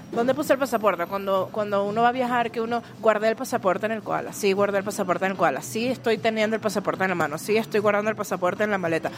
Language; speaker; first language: Spanish; native; Spanish